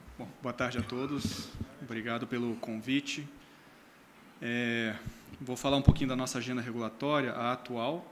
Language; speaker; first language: Portuguese; native; Portuguese